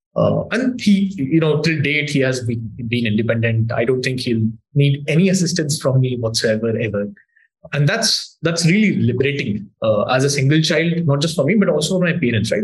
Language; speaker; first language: English; non-native, local second language; Hindi